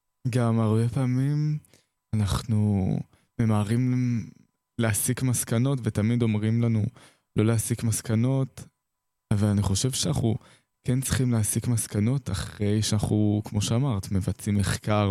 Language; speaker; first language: Hebrew; native; Hebrew